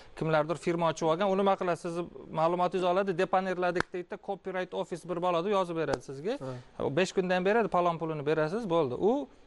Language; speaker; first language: Uzbek; native; Uzbek